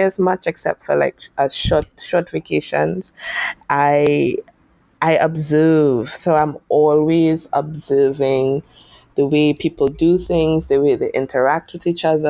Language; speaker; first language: English; native; English